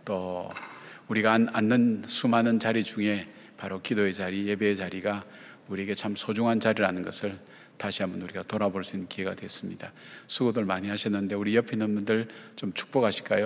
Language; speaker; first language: Korean; native; Korean